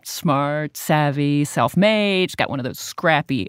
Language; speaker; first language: English; native; English